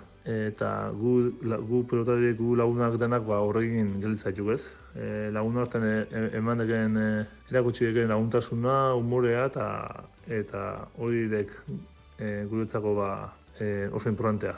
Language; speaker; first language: Basque; native; Basque